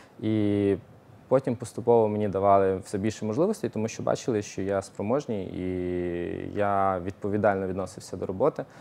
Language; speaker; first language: Ukrainian; native; Ukrainian